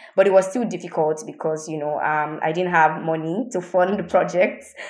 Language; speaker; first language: English; non-native, local second language; Yoruba